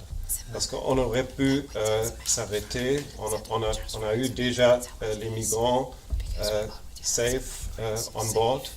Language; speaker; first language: French; non-native, fluent; German